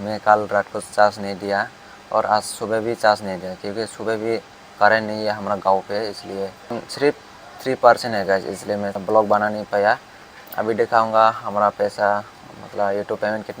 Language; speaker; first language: Hindi; non-native, local second language; Kok Borok